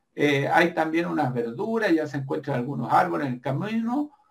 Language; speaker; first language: Spanish; native; Spanish